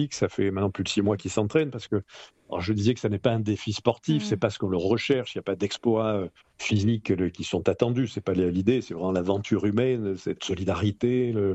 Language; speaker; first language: French; native; French